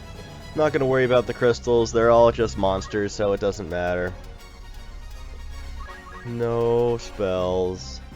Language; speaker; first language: English; native; English